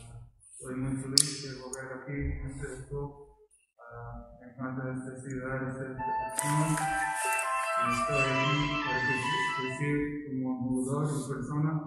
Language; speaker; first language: Spanish; non-native, learner; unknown